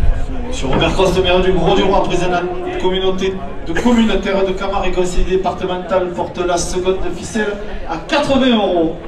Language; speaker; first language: French; native; French